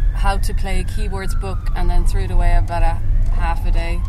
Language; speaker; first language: English; native; English